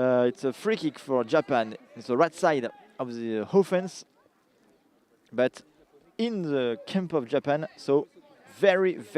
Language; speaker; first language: English; non-native, learner; French